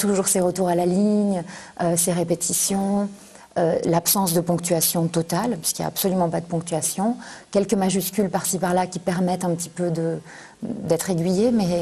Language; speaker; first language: French; native; French